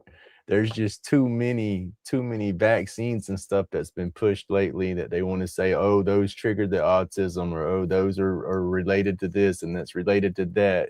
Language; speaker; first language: English; native; English